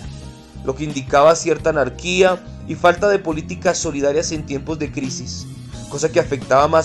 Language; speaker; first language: Spanish; native; Spanish